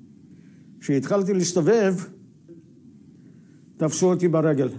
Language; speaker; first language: Hebrew; non-native, fluent; Yiddish